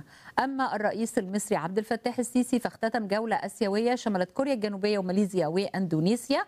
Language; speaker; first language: Arabic; native; Arabic